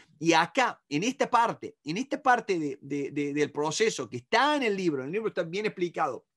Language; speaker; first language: Spanish; native; Spanish